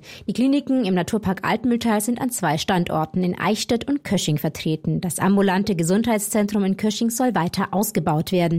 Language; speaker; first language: German; native; German